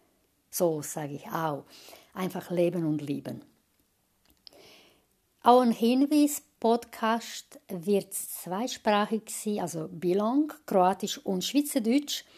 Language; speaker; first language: German; non-native, fluent; Croatian